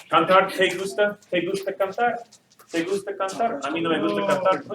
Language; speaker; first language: Spanish; non-native, fluent; English